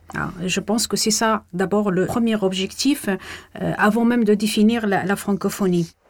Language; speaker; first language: French; non-native, local second language; Arabic